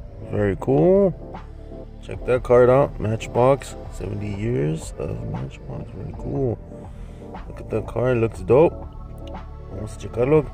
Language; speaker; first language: English; early bilingual, other home language; Spanish